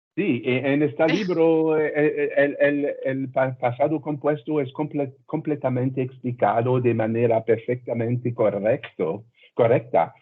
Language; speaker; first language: Spanish; non-native, learner; French